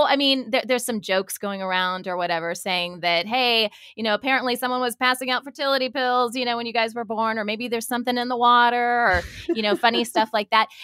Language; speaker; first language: English; native; English